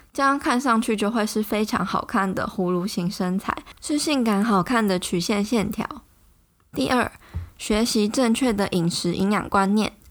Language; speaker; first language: Chinese; native; Chinese